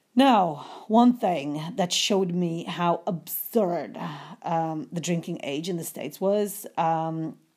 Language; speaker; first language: English; non-native, fluent; Polish